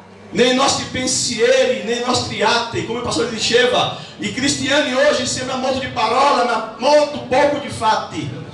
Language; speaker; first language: Italian; non-native, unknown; Portuguese